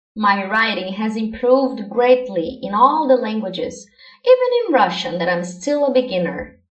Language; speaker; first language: English; non-native, fluent; Portuguese